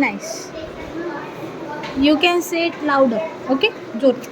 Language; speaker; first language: English; non-native, local second language; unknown